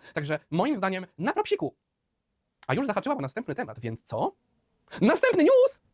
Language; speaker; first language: Polish; native; Polish